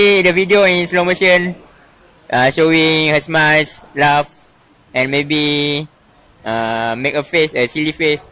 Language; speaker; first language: English; non-native, fluent; Malay